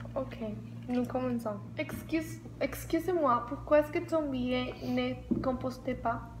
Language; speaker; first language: French; non-native, learner; Spanish